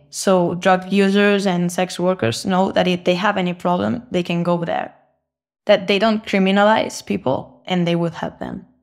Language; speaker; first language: English; non-native, fluent; Spanish